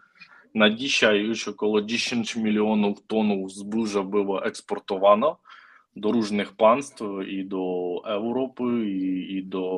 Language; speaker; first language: Polish; non-native, learner; Ukrainian